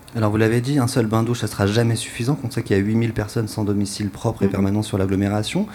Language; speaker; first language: French; native; French